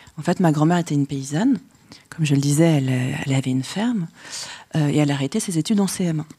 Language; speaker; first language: French; early bilingual, other home language; Vietnamese